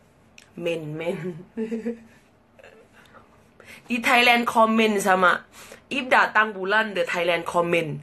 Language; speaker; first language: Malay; non-native, learner; Thai